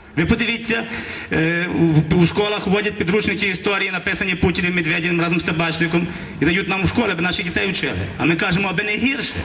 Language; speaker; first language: Ukrainian; native; Ukrainian